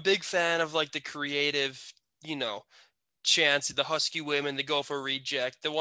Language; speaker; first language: English; native; English